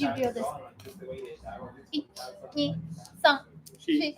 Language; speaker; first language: Japanese; non-native, fluent; Chinese